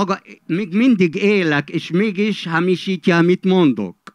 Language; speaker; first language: Hungarian; non-native, fluent; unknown